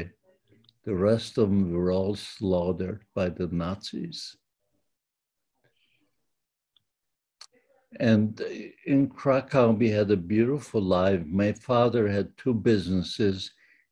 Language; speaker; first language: English; non-native, fluent; Yiddish